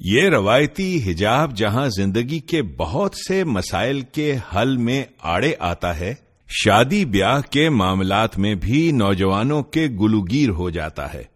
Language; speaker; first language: Urdu; non-native, local second language; Punjabi